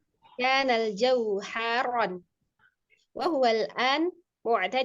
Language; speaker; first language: Arabic; non-native, learner; Indonesian